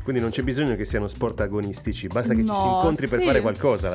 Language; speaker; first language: Italian; native; Italian